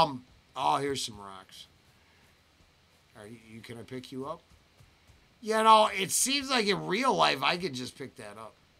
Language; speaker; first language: English; native; English